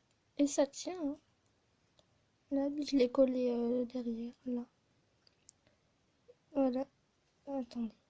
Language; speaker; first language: French; native; French